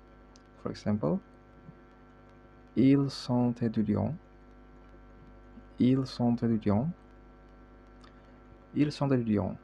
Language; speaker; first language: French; non-native, learner; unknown